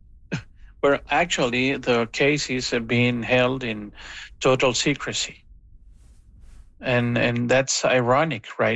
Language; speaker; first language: English; non-native, fluent; Spanish